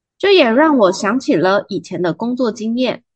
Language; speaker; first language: Chinese; native; Chinese